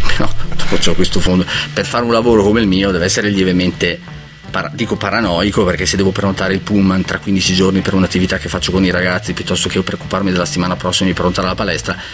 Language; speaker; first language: Italian; native; Italian